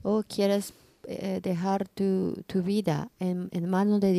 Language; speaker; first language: Spanish; non-native, learner; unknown